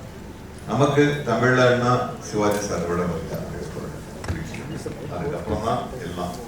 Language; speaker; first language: Tamil; native; Tamil